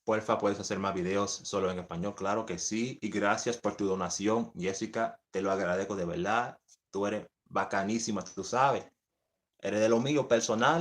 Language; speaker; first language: Spanish; early bilingual, heritage; English